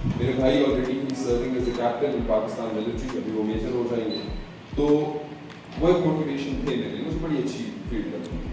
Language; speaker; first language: Urdu; non-native, local second language; Pahari-Potwari